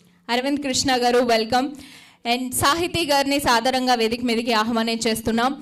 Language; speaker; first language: Telugu; native; Telugu